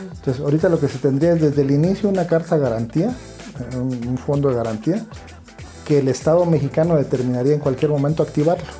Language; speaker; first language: Spanish; native; Spanish